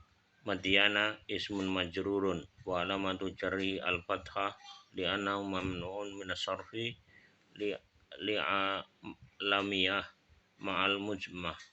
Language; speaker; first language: Arabic; non-native, learner; Indonesian